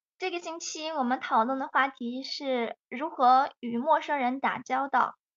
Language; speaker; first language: Chinese; native; Chinese